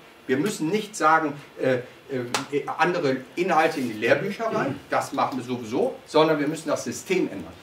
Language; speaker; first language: German; native; German